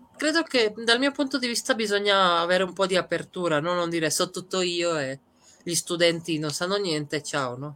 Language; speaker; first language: Italian; early bilingual, other home language; Serbian